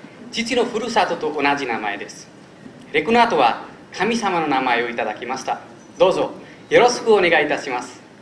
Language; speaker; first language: Japanese; non-native, fluent; Nepali